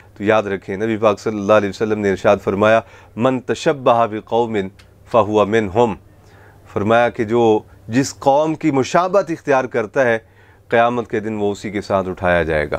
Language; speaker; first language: Urdu; native; Urdu